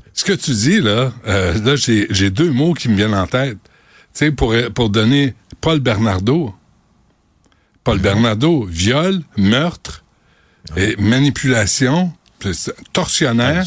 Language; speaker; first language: French; native; French